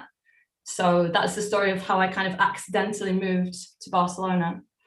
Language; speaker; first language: English; native; English